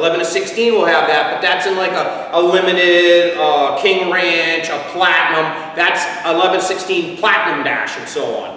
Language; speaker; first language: English; native; English